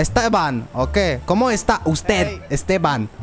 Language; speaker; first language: Spanish; non-native, learner; French